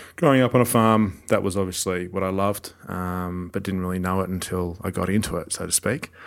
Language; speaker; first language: English; native; English